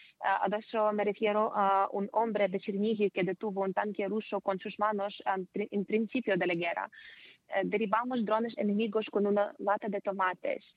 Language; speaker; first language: Spanish; non-native, fluent; Ukrainian